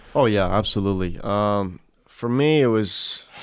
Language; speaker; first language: English; native; English